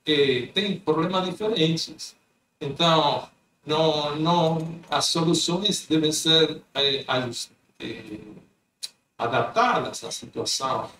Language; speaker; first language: Portuguese; non-native, fluent; Spanish